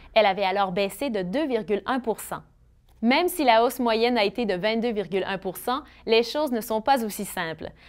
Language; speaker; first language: French; native; French